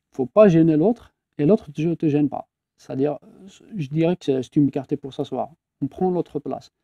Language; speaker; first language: French; non-native, local second language; Kabyle